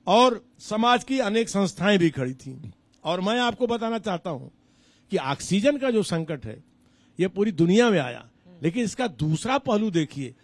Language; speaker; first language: Hindi; native; Hindi